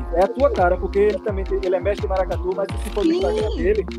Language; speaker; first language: Portuguese; native; Portuguese